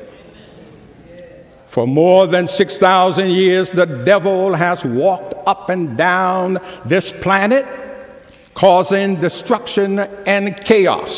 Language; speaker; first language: English; native; English